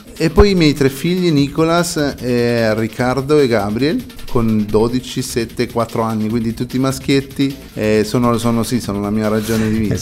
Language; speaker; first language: Italian; non-native, fluent; Spanish